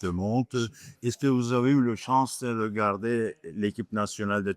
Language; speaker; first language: French; non-native, fluent; Turkish